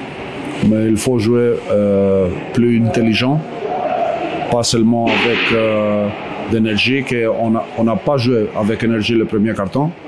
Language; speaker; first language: French; non-native, fluent; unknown